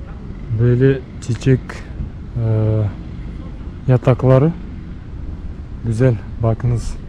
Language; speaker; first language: Turkish; non-native, learner; Bashkir